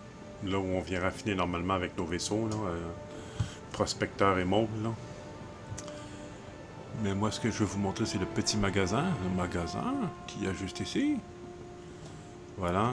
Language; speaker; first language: French; native; French